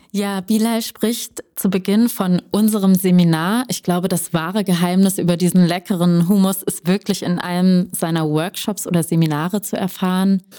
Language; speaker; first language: German; native; German